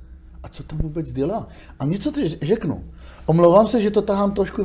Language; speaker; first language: Czech; non-native, learner; Hebrew